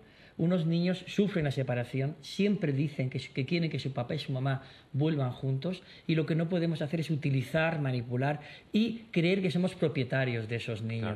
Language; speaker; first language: Spanish; native; Spanish